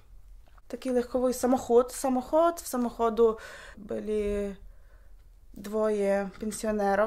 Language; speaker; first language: Polish; non-native, learner; Ukrainian